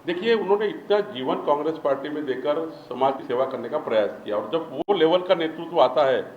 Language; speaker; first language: Hindi; non-native, local second language; Marathi